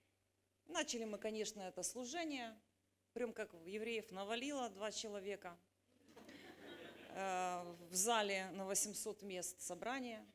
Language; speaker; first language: Russian; native; Russian